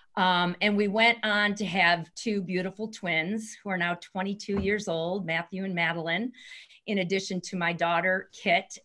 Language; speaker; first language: English; native; English